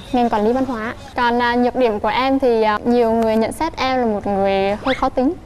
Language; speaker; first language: Vietnamese; native; Vietnamese